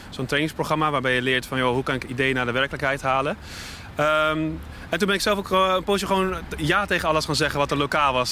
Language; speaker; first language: Dutch; native; Dutch